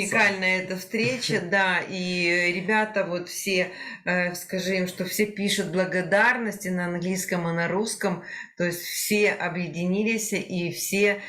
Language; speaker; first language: Russian; native; Russian